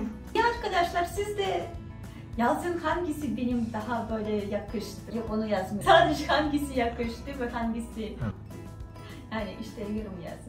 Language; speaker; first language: Turkish; non-native, fluent; Russian